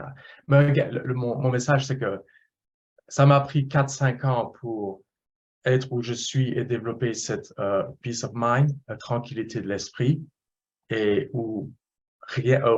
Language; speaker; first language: French; non-native, fluent; English